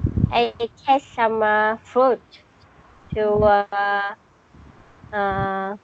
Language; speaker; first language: English; non-native, learner; Vietnamese